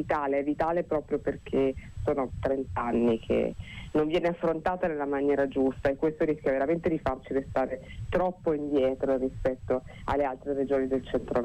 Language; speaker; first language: Italian; native; Italian